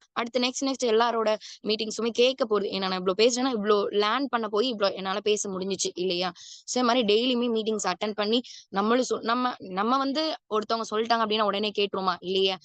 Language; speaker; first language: Tamil; native; Tamil